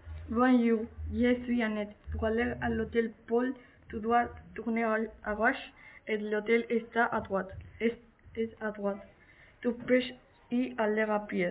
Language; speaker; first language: French; non-native, learner; Spanish